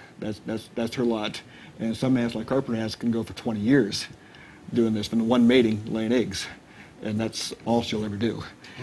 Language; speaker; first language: English; native; English